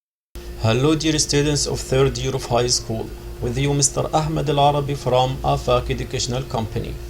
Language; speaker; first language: English; non-native, fluent; Arabic